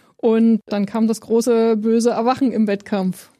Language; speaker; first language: German; native; German